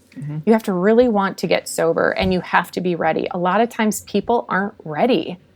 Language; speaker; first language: English; native; English